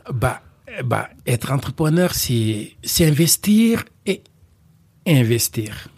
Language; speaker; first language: French; non-native, local second language; Wolof